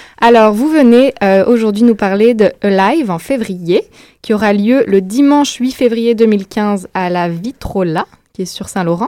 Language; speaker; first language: French; non-native, learner; English